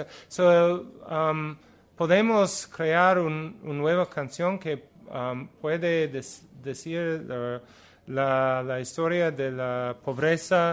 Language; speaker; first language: Spanish; non-native, learner; English